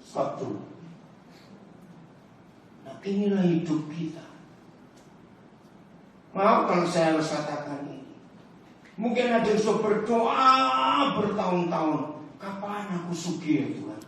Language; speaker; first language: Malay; non-native, local second language; Javanese